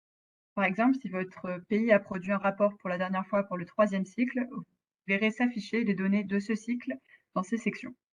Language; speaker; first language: French; native; French